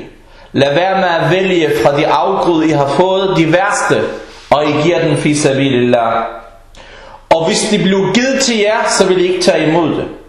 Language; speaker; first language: Danish; early bilingual, other home language; Arabic